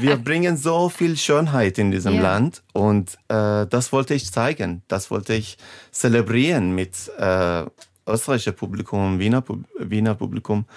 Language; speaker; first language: German; non-native, fluent; Persian